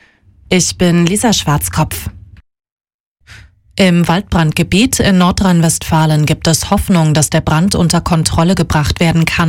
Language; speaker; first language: German; native; German